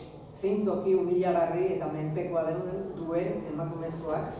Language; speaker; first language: Basque; native; Basque